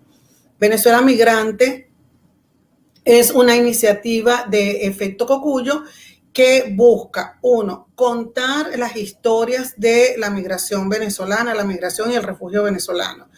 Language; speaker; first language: Spanish; native; Spanish